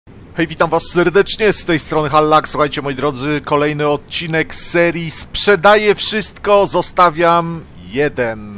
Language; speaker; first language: Polish; native; Polish